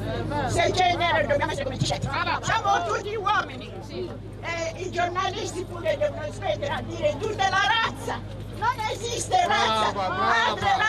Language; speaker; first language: Italian; non-native, fluent; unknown